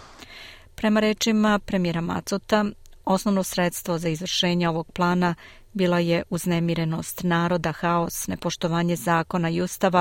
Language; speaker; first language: Croatian; native; Croatian